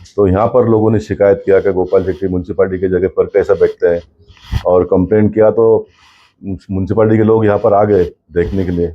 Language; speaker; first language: Hindi; non-native, local second language; Kannada